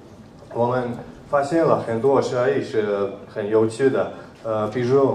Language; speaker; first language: Chinese; non-native, learner; Georgian